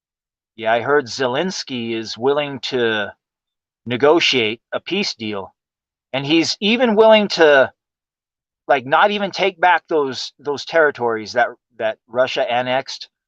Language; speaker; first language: English; native; English